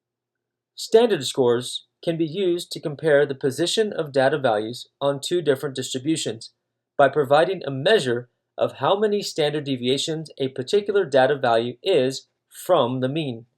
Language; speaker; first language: English; native; English